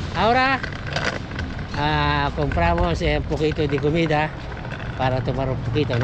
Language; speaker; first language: Spanish; non-native, learner; Filipino